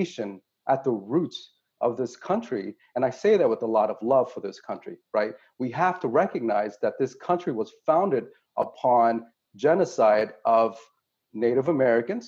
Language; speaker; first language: English; native; English